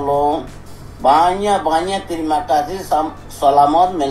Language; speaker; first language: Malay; non-native, learner; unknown